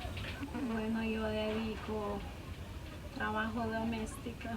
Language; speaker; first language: Spanish; non-native, local second language; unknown